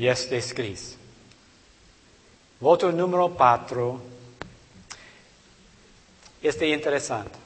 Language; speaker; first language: Romanian; non-native, learner; English